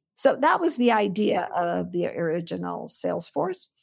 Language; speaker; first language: English; non-native, fluent; Armenian